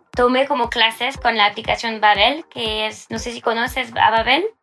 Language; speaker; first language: Spanish; non-native, fluent; French